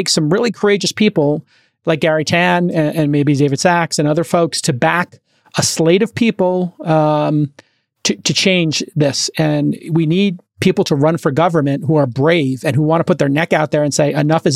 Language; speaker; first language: English; native; English